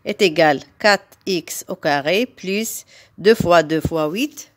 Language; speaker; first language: French; non-native, local second language; Arabic